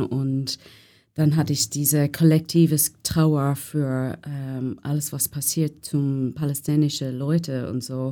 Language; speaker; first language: German; non-native, learner; English